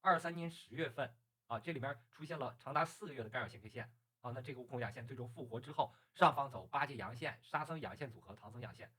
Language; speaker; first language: Chinese; native; Chinese